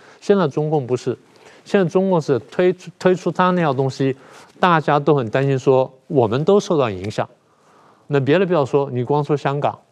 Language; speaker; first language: Chinese; native; Chinese